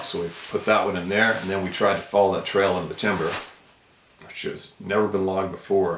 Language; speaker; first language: English; native; English